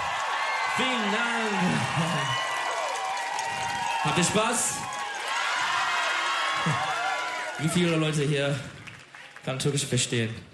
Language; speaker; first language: German; non-native, learner; Turkish